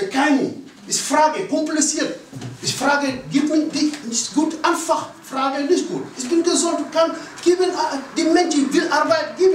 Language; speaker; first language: German; non-native, learner; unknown